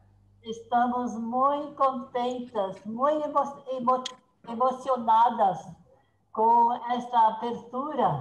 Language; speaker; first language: Spanish; non-native, learner; Portuguese